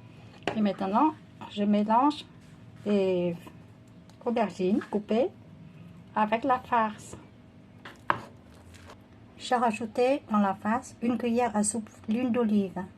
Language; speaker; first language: French; non-native, fluent; Vietnamese